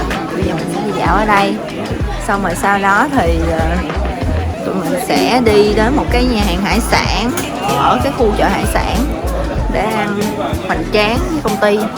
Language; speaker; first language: Vietnamese; native; Vietnamese